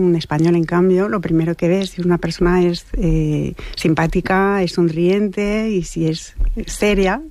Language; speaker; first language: Spanish; non-native, fluent; French